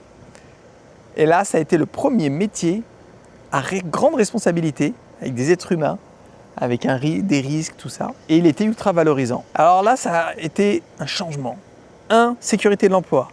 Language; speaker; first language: French; native; French